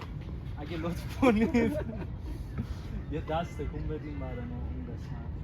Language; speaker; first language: Persian; native; Persian